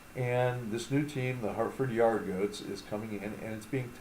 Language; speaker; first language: English; native; English